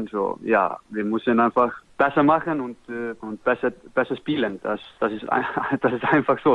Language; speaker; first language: German; non-native, learner; Icelandic